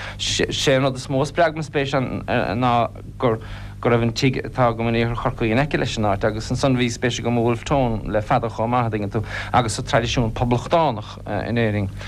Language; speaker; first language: Irish; non-native, local second language; English